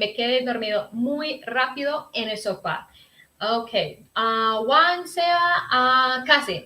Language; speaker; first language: Spanish; early bilingual, heritage; Spanish